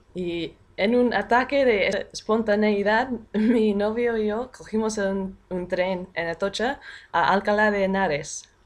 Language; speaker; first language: Spanish; non-native, fluent; English